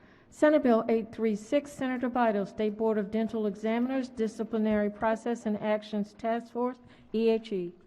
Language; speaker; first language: English; native; English